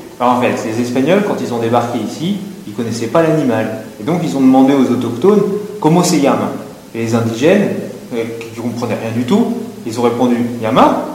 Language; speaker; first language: French; native; French